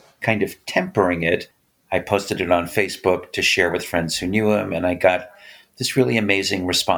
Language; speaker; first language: English; native; English